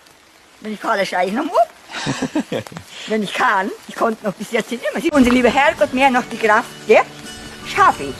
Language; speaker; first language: German; early bilingual, heritage; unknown